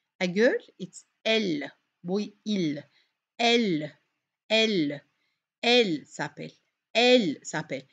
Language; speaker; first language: French; non-native, fluent; Arabic